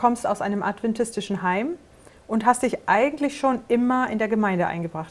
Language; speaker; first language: German; native; German